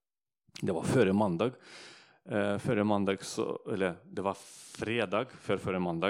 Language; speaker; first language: Norwegian; non-native, fluent; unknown